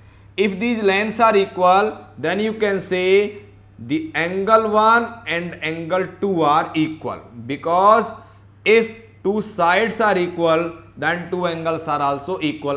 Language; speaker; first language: English; non-native, local second language; Hindi